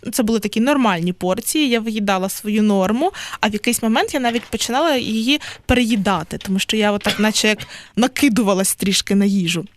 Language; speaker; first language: Ukrainian; native; Ukrainian